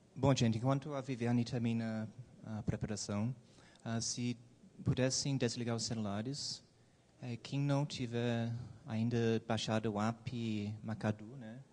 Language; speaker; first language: Portuguese; non-native, fluent; English